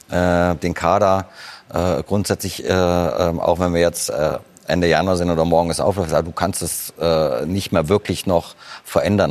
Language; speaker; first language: German; native; German